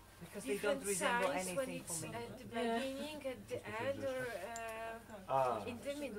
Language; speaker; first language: English; non-native, fluent; Polish